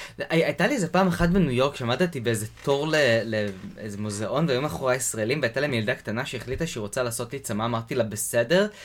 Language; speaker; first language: Hebrew; native; Hebrew